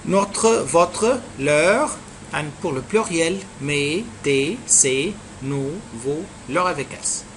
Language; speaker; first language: French; non-native, fluent; Arabic